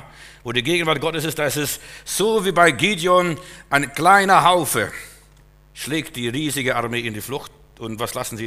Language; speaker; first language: German; native; German